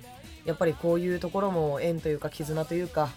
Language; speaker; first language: Japanese; native; Japanese